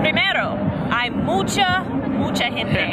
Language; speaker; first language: Spanish; non-native, learner; English